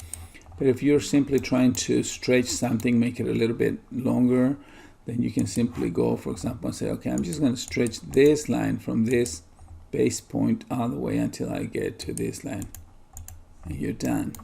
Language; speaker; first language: English; native; English